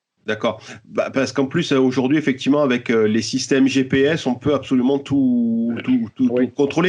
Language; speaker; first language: French; native; French